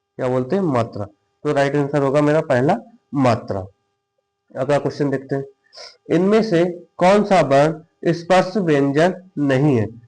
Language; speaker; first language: Hindi; native; Hindi